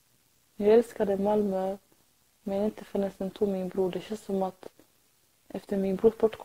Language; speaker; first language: Swedish; early bilingual, other home language; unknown